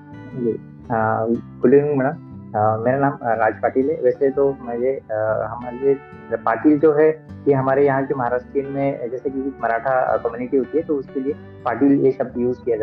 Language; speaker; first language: Hindi; non-native, local second language; Marathi